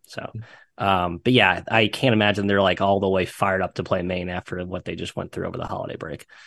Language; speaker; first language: English; native; English